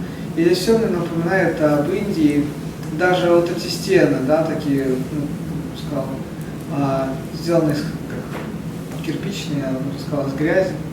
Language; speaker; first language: Russian; native; Russian